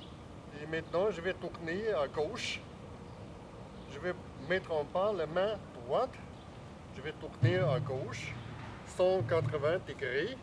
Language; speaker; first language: French; non-native, learner; Chinese